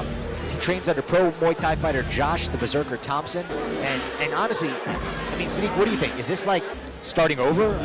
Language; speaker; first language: English; native; English